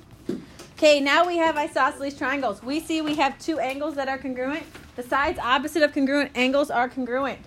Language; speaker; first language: English; native; English